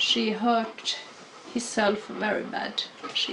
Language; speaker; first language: English; non-native, learner; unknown